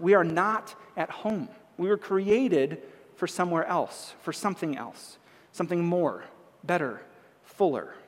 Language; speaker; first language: English; native; English